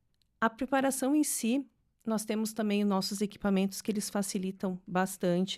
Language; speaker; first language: Portuguese; native; Portuguese